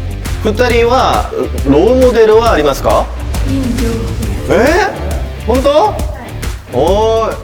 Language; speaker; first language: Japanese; non-native, learner; Korean